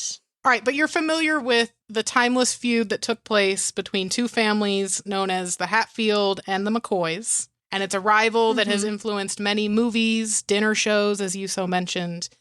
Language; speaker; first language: English; native; English